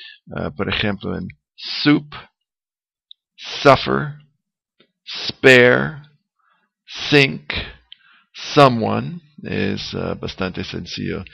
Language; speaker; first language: Spanish; non-native, learner; English